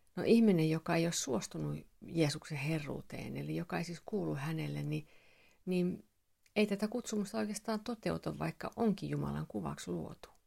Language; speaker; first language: Finnish; non-native, local second language; Swedish